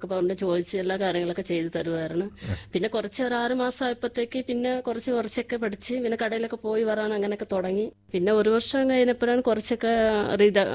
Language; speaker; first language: Malayalam; non-native, local second language; Telugu